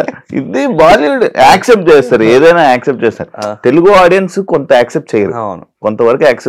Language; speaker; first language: Telugu; native; Telugu